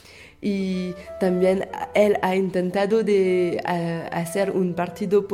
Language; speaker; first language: Spanish; non-native, learner; French